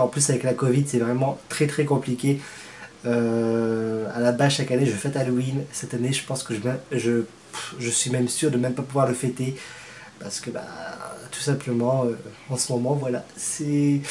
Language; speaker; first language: French; native; French